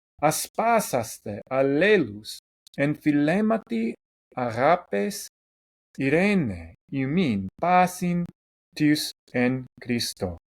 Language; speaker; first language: Greek; non-native, fluent; English